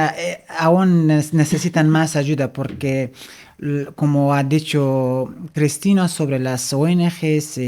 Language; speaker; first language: Spanish; non-native, fluent; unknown